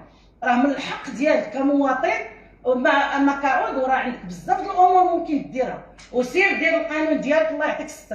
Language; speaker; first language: Arabic; native; Arabic